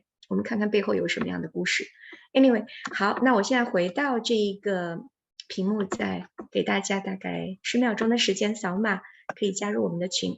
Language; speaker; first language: Chinese; native; Chinese